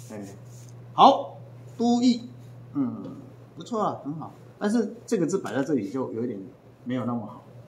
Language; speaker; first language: Chinese; native; Chinese